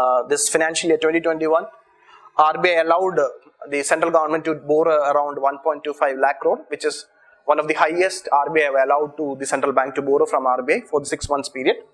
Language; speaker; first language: English; non-native, local second language; Malayalam